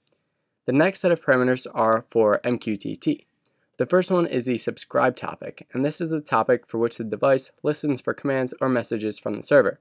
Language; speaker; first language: English; native; English